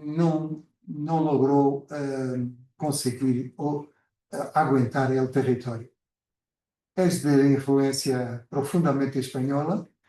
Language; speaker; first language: Spanish; non-native, fluent; Portuguese